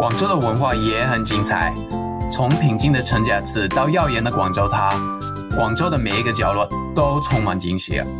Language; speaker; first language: Chinese; non-native, fluent; English